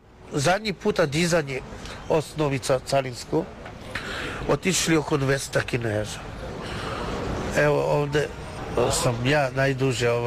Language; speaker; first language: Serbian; non-native, learner; Chinese